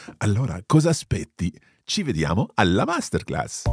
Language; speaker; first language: Italian; non-native, fluent; English